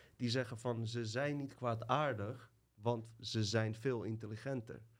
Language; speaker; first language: Dutch; early bilingual, other home language; Bosnian